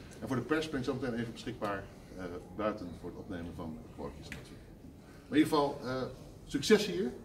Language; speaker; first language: Dutch; native; Dutch